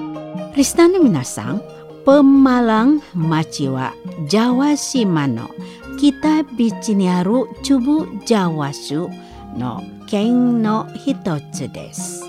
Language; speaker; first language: Japanese; non-native, fluent; Indonesian